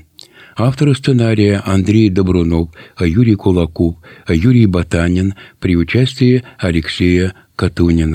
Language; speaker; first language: Russian; native; Russian